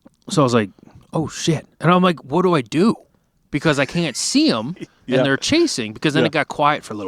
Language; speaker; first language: English; native; English